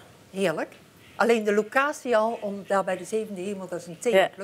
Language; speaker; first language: Dutch; native; Dutch